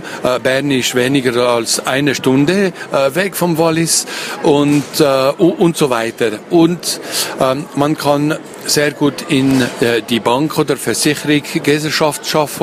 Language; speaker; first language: German; non-native, local second language; French